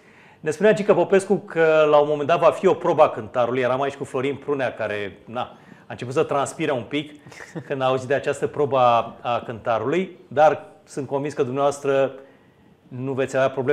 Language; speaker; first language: Romanian; native; Romanian